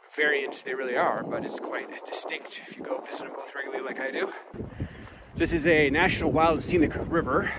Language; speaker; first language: English; native; English